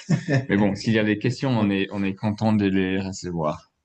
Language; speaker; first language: French; non-native, fluent; English